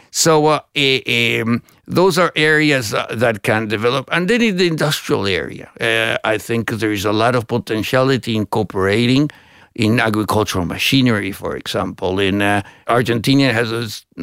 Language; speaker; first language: English; non-native, fluent; Spanish